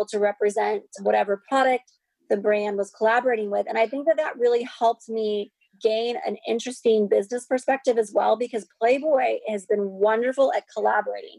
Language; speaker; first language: English; native; English